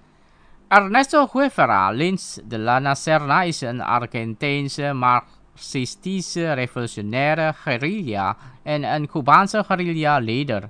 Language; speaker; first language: Dutch; non-native, fluent; Indonesian